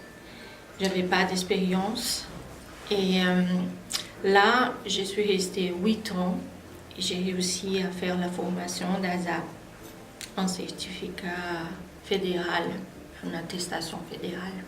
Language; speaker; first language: French; non-native, fluent; Portuguese